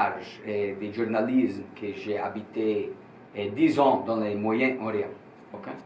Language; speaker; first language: French; non-native, learner; Italian